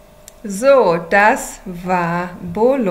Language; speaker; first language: German; non-native, fluent; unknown